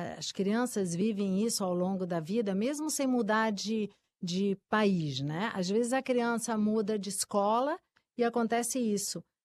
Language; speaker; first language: Portuguese; early bilingual, other home language; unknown